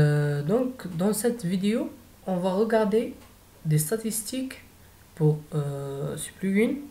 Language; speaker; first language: French; non-native, fluent; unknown